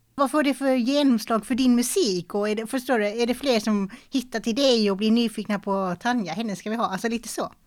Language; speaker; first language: Swedish; native; Swedish